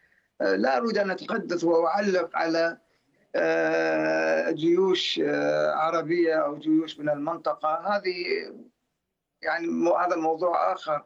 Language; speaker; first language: Arabic; non-native, fluent; Persian